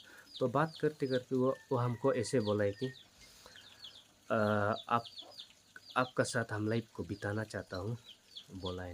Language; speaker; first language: Hindi; non-native, local second language; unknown